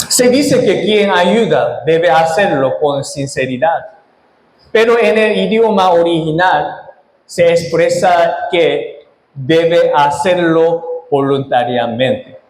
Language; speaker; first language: Spanish; non-native, fluent; Korean